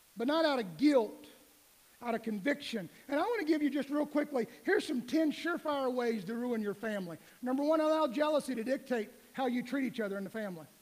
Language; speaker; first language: English; native; English